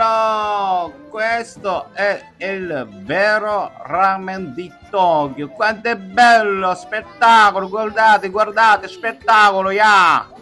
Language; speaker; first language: Italian; non-native, fluent; Japanese